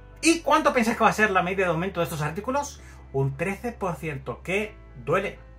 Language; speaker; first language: Spanish; native; Spanish